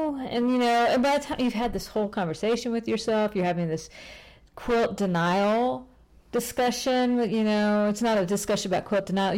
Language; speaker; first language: English; native; English